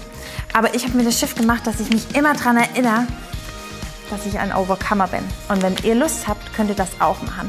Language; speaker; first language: German; native; German